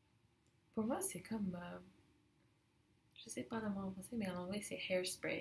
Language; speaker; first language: French; non-native, learner; English